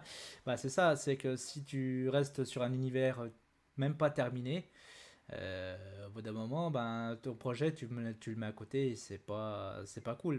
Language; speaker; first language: French; native; French